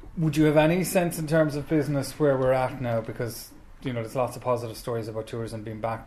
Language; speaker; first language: English; native; English